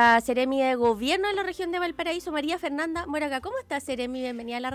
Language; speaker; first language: Spanish; native; Spanish